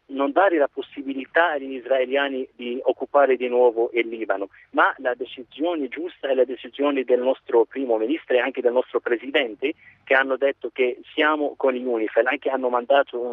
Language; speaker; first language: Italian; non-native, fluent; Arabic